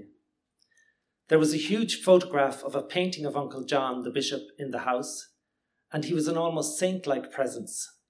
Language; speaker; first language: English; native; English